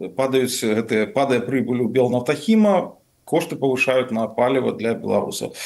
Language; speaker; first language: Belarusian; non-native, local second language; Russian